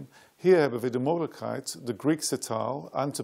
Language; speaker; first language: Dutch; non-native, fluent; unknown